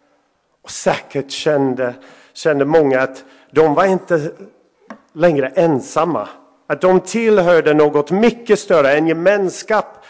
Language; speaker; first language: Swedish; non-native, fluent; English